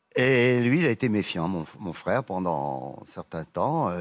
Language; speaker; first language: French; native; French